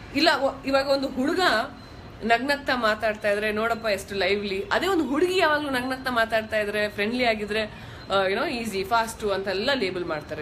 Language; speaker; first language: Kannada; non-native, local second language; Kodava